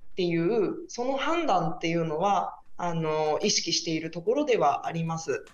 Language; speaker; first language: Japanese; native; Japanese